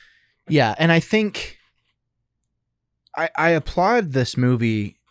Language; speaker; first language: English; native; English